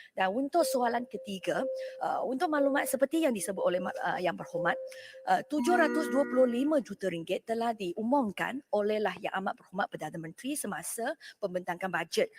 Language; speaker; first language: Malay; non-native, local second language; Chinese